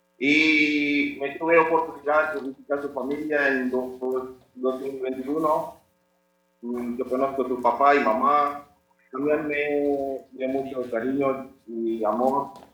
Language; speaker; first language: Spanish; non-native, learner; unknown